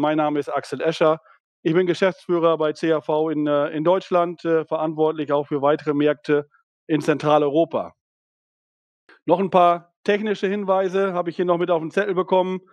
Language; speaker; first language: German; native; German